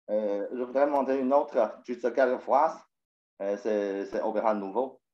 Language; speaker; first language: French; non-native, learner; Chinese